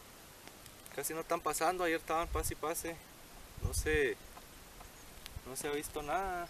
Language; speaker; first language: Spanish; native; Spanish